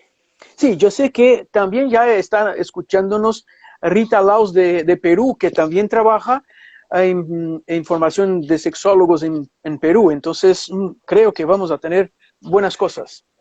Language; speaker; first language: Spanish; non-native, fluent; Portuguese